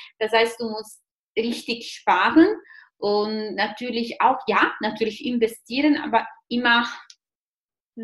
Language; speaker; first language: German; non-native, fluent; Italian